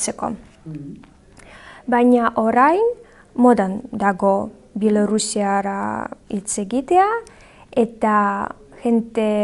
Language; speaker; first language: Basque; non-native, learner; Belarusian